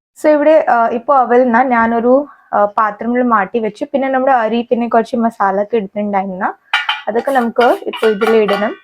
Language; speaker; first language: Malayalam; non-native, learner; Hindi